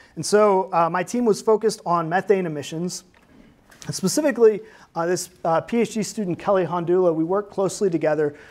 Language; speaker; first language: English; native; English